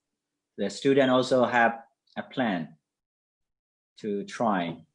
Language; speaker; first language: English; non-native, fluent; Mon